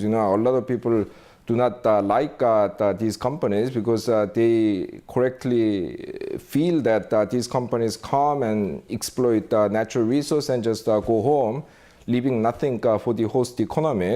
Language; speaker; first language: English; non-native, fluent; Korean